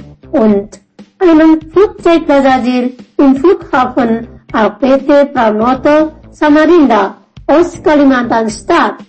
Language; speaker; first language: German; non-native, fluent; Indonesian